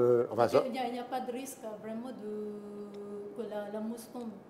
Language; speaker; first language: French; non-native, learner; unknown